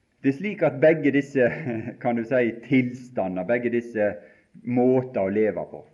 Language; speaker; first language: Norwegian; native; Norwegian